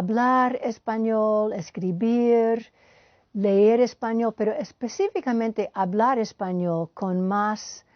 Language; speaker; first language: Spanish; non-native, fluent; English